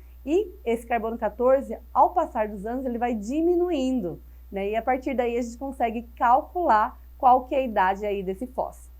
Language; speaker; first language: Portuguese; native; Portuguese